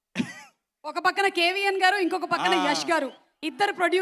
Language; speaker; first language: Telugu; native; Telugu